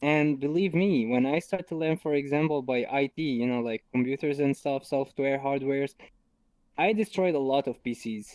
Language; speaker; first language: English; non-native, fluent; Arabic